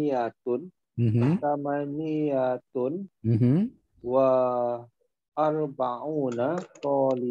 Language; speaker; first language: Arabic; non-native, learner; Malay